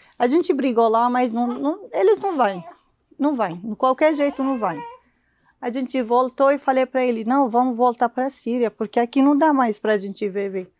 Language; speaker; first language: Portuguese; non-native, learner; Arabic